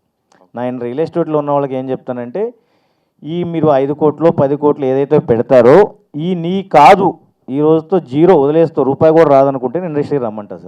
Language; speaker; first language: Telugu; native; Telugu